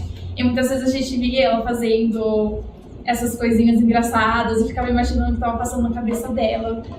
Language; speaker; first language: Portuguese; native; Portuguese